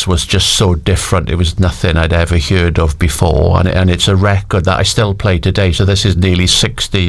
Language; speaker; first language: English; native; English